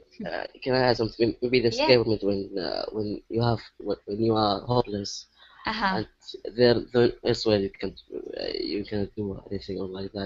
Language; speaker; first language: English; non-native, learner; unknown